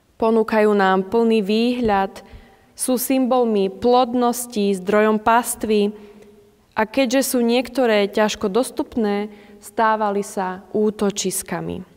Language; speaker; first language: Slovak; native; Slovak